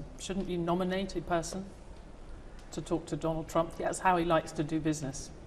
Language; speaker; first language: English; native; English